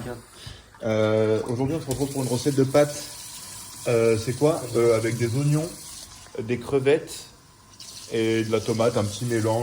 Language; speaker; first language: French; native; French